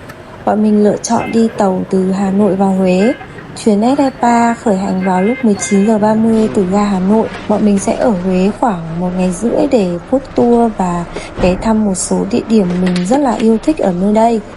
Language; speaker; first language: Vietnamese; native; Vietnamese